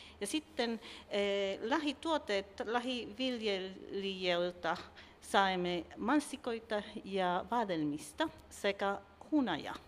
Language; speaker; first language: Finnish; non-native, learner; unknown